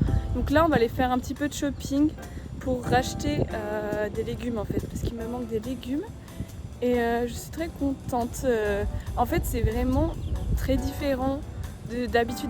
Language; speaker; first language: French; native; French